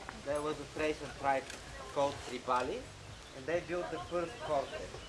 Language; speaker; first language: English; non-native, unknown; Bulgarian